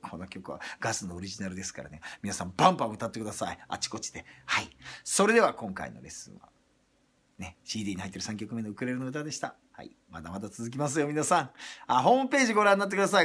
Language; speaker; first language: Japanese; native; Japanese